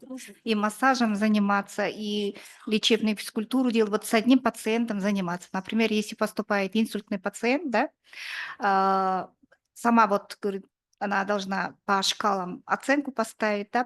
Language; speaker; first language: Russian; native; Russian